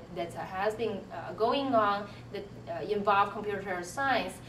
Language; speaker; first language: English; non-native, fluent; Chinese